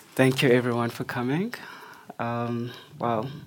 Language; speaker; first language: English; non-native, local second language; Xhosa